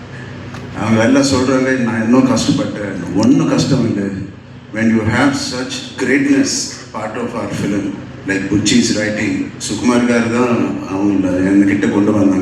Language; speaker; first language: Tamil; non-native, learner; Telugu